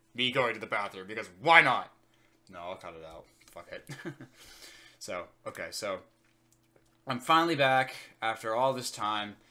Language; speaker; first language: English; native; English